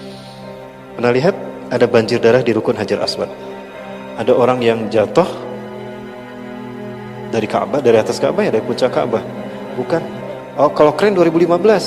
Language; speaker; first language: Indonesian; non-native, local second language; Sundanese